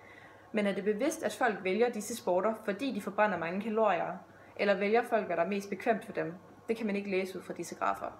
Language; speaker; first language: Danish; native; Danish